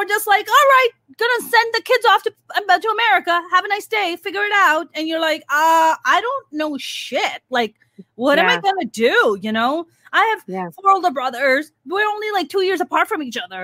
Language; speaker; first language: English; non-native, local second language; Urdu